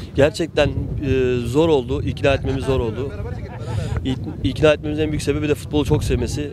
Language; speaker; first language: Turkish; native; Turkish